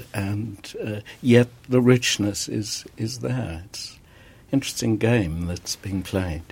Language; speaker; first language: English; native; English